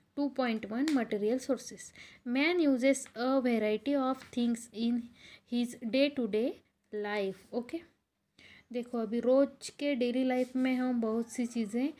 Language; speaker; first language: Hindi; non-native, local second language; Marathi